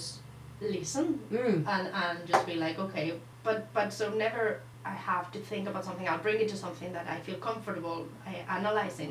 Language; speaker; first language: English; non-native, fluent; Spanish